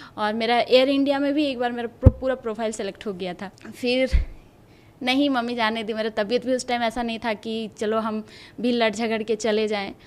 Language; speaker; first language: Hindi; native; Hindi